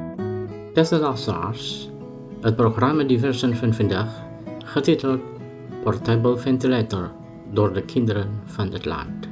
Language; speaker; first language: Dutch; non-native, fluent; Indonesian